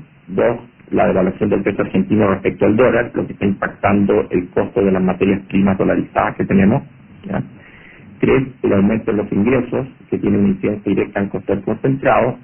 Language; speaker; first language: Spanish; native; Spanish